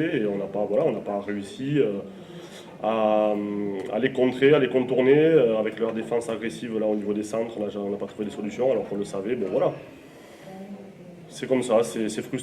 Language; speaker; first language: French; native; French